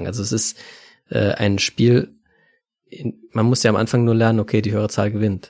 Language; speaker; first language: German; native; German